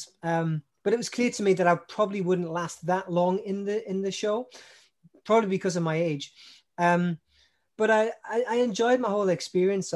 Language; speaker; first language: English; native; English